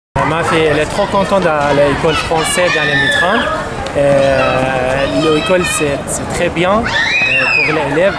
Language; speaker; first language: French; non-native, learner; Kurdish